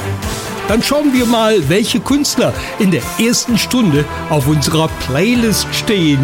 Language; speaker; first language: German; native; German